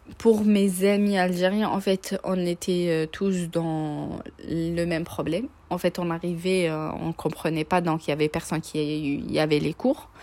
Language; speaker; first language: French; non-native, local second language; Arabic